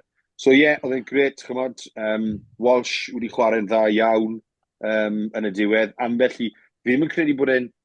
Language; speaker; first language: Welsh; native; Welsh